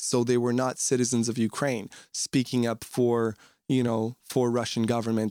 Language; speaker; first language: English; non-native, fluent; Ukrainian